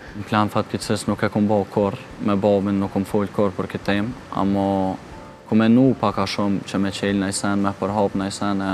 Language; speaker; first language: Albanian; early bilingual, heritage; Albanian